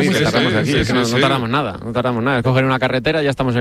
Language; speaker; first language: Spanish; native; Spanish